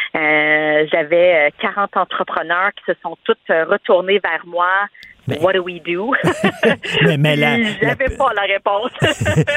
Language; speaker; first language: French; non-native, fluent; English